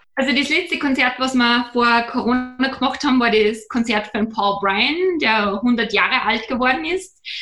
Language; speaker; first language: German; native; German